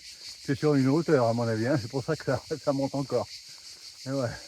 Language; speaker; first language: French; native; French